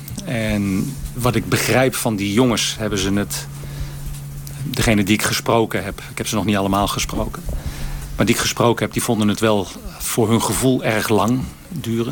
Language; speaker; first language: Dutch; native; Dutch